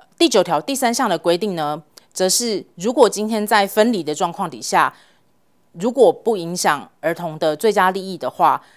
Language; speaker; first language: Chinese; native; Chinese